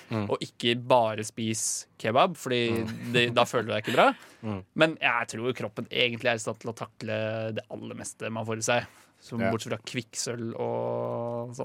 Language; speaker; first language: Norwegian; native; Norwegian